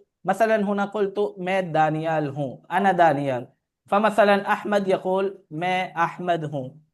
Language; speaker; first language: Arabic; non-native, fluent; Urdu